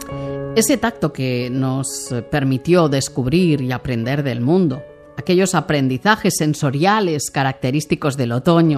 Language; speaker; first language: Spanish; native; Spanish